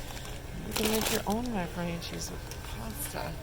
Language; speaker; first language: English; native; English